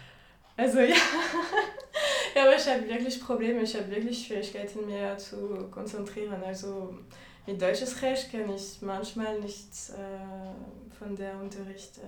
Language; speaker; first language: German; non-native, fluent; French